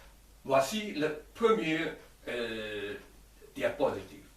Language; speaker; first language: French; non-native, learner; Chinese